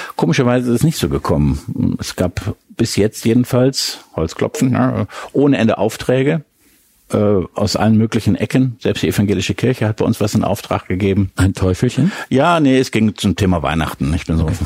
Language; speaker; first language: German; native; German